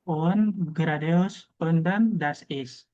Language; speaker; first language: German; non-native, learner; Indonesian